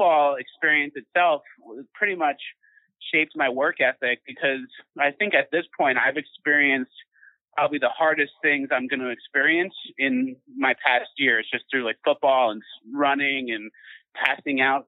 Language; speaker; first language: English; native; English